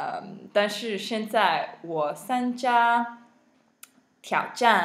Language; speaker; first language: Chinese; non-native, learner; English